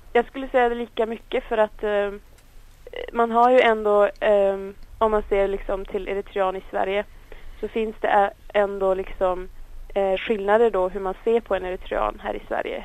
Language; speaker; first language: Swedish; early bilingual, other home language; Tigrinya